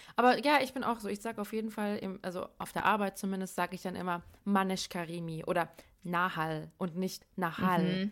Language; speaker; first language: German; early bilingual, other home language; Persian